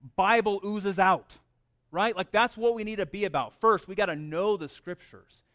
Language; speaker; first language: English; native; English